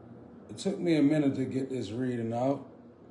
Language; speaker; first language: English; native; English